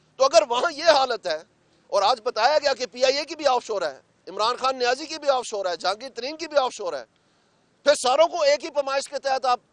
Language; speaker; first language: Urdu; non-native, local second language; Punjabi